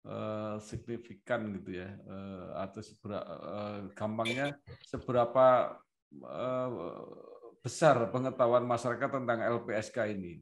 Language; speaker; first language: Indonesian; native; Indonesian